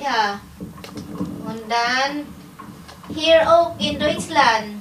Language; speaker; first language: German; non-native, learner; Cebuano